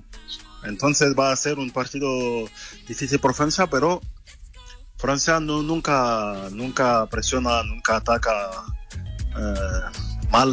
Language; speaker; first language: Spanish; non-native, fluent; French